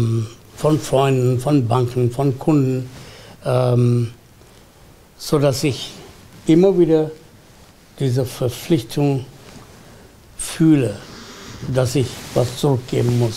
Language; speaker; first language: German; non-native, fluent; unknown